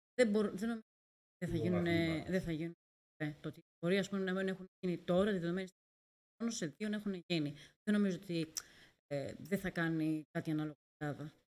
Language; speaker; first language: Greek; native; Greek